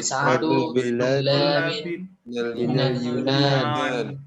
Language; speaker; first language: Arabic; non-native, learner; Indonesian